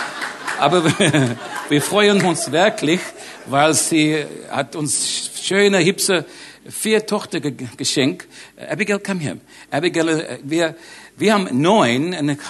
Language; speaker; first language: German; non-native, learner; English